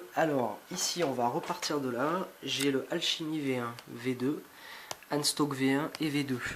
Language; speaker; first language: French; native; French